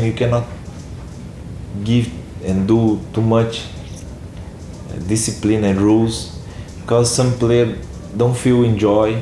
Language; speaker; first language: English; non-native, learner; Portuguese